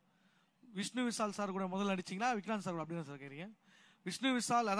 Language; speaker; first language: Tamil; native; Tamil